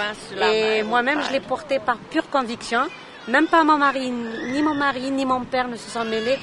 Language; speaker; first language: French; non-native, local second language; Arabic